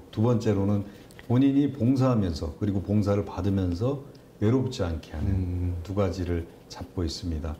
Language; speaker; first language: Korean; native; Korean